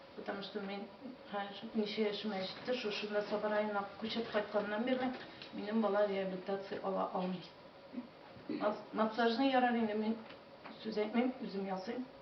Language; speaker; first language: Tatar; native; Tatar